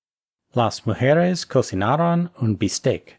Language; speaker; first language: Spanish; non-native, fluent; English